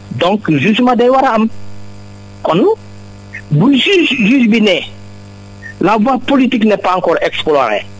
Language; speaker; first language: Wolof; non-native, local second language; Jola-Fonyi